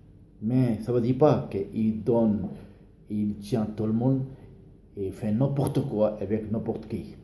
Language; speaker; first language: French; non-native, learner; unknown